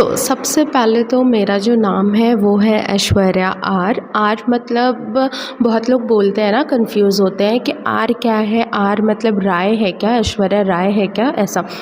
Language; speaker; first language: Hindi; non-native, local second language; Malayalam